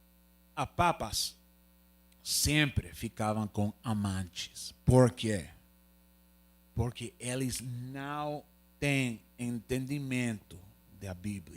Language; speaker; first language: Portuguese; non-native, learner; Spanish